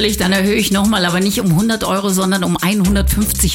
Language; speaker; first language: German; native; German